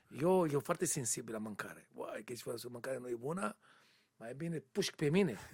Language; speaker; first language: Romanian; non-native, learner; Hebrew